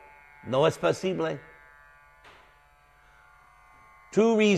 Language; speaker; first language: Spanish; non-native, learner; English